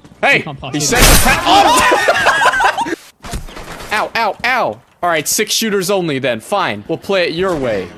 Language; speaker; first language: English; native; English